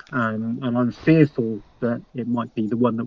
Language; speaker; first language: English; native; English